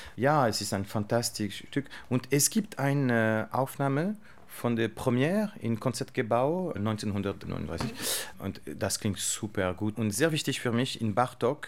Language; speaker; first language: German; non-native, learner; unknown